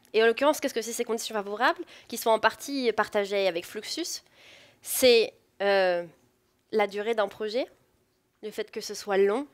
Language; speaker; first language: French; native; French